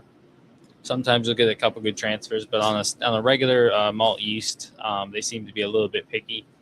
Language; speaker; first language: English; native; English